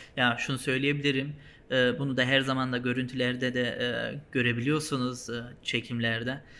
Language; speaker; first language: Turkish; early bilingual, heritage; Turkish